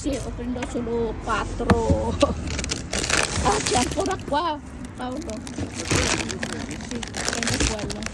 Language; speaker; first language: Italian; non-native, learner; Filipino